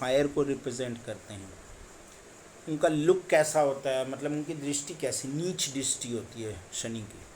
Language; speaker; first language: Hindi; native; Hindi